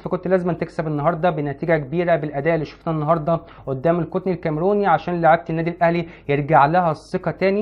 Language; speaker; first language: Arabic; native; Arabic